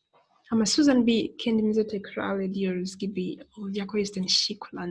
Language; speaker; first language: Turkish; non-native, fluent; English